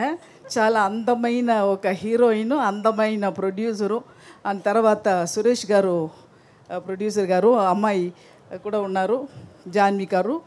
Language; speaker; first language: Telugu; non-native, local second language; Tamil